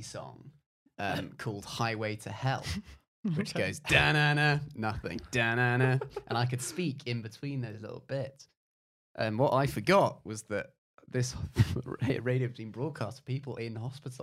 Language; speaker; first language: English; native; English